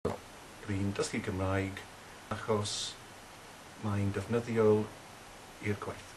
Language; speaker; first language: Welsh; non-native, learner; English